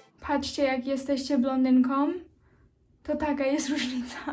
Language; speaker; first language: Polish; early bilingual, heritage; Polish